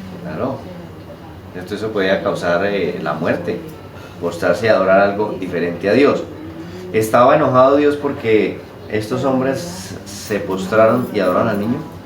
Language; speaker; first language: Spanish; native; Spanish